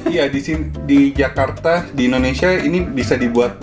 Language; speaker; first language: Indonesian; native; Indonesian